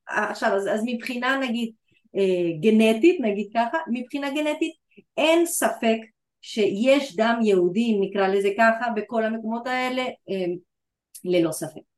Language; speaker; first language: Hebrew; non-native, fluent; Spanish